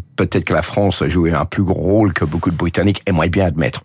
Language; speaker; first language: French; non-native, fluent; English